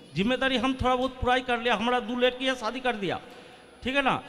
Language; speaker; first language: Hindi; non-native, local second language; Bangla